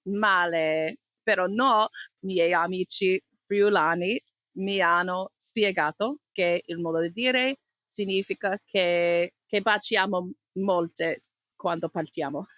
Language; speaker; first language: Italian; non-native, learner; English